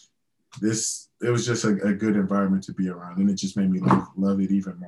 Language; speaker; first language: English; native; English